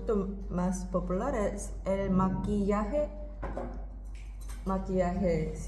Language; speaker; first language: Spanish; non-native, learner; Korean